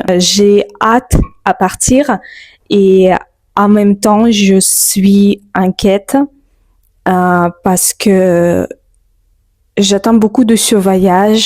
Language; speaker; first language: French; non-native, fluent; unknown